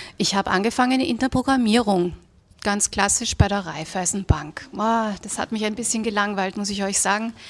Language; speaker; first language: German; early bilingual, other home language; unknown